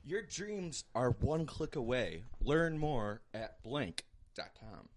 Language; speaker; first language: English; native; English